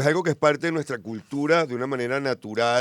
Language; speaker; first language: Spanish; native; Spanish